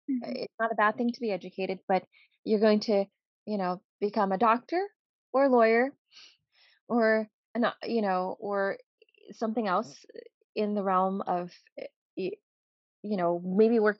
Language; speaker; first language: English; native; English